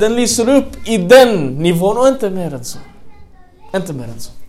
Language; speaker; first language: Swedish; non-native, fluent; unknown